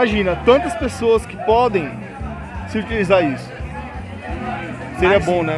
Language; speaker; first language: Portuguese; native; Portuguese